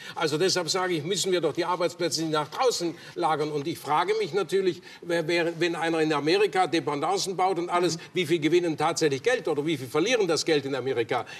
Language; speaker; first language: German; native; German